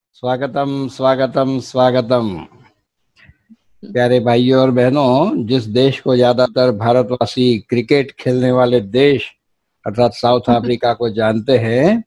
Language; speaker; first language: Hindi; native; Hindi